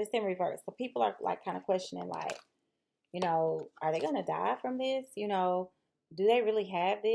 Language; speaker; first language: English; native; English